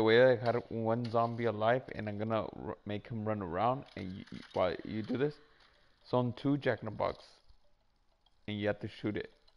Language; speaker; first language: English; early bilingual, other home language; Spanish